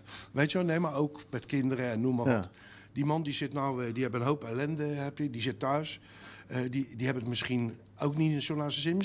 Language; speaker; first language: Dutch; native; Dutch